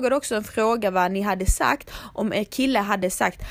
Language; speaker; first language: Swedish; early bilingual, other home language; Croatian